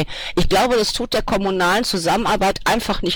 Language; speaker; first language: German; native; German